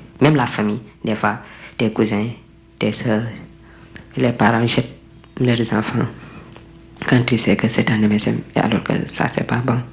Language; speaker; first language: French; non-native, local second language; Wolof